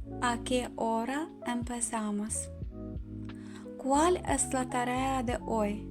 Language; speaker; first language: Spanish; non-native, fluent; Ukrainian